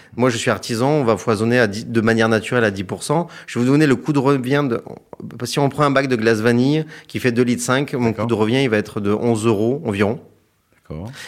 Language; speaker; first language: French; native; French